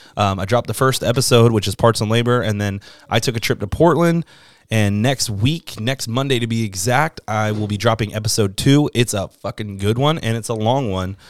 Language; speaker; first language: English; native; English